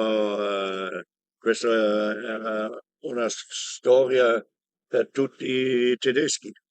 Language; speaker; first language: Italian; non-native, learner; German